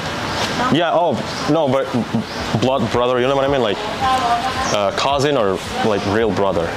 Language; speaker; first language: English; non-native, fluent; Indonesian